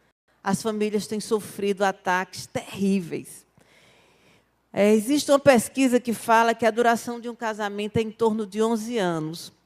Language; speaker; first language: Portuguese; native; Portuguese